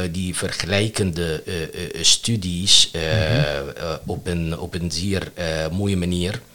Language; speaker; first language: Dutch; non-native, fluent; Arabic